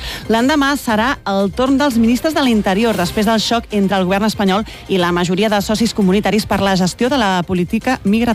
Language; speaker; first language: Catalan; native; Catalan